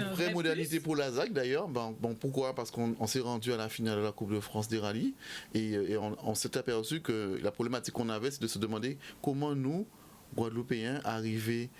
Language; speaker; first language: French; native; French